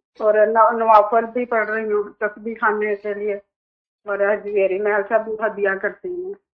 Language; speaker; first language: Urdu; native; Urdu